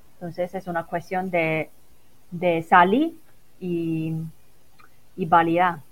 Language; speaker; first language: Spanish; non-native, fluent; Cantonese